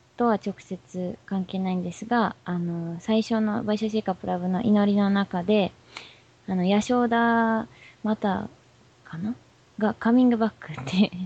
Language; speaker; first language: Japanese; native; Japanese